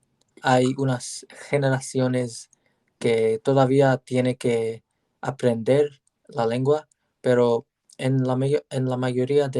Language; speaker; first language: Spanish; non-native, learner; English